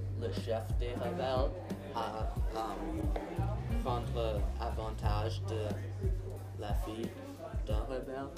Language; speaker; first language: French; non-native, learner; English